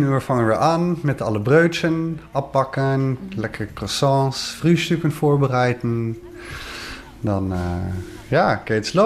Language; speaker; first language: German; non-native, learner; Dutch